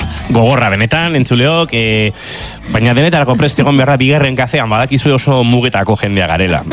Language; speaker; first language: Basque; native; Basque